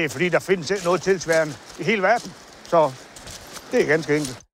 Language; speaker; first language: Danish; native; Danish